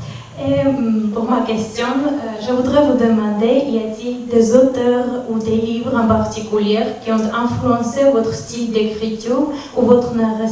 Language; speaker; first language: French; non-native, fluent; Georgian